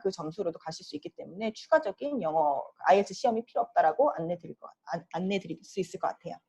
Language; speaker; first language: Korean; native; Korean